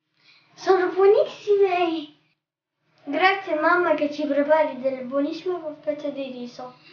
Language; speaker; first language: Italian; early bilingual, other home language; Russian